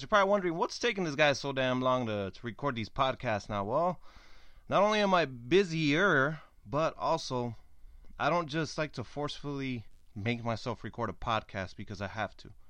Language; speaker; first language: English; early bilingual, other home language; Spanish